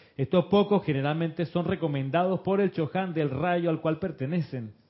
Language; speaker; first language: Spanish; early bilingual, other home language; Russian